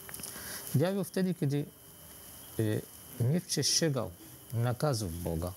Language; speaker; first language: Polish; non-native, fluent; Arabic